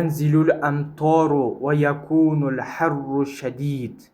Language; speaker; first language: Arabic; non-native, fluent; Kyrgyz